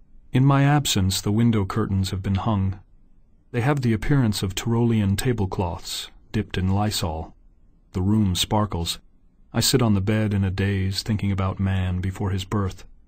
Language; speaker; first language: English; native; English